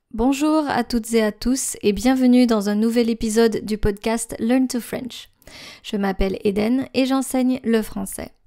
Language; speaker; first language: French; native; French